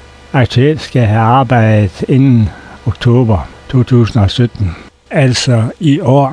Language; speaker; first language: Danish; native; Danish